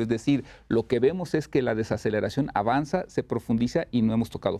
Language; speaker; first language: Spanish; native; Spanish